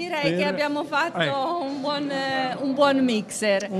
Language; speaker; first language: Italian; native; Italian